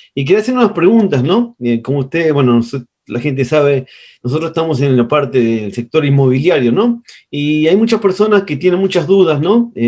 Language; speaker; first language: Spanish; native; Spanish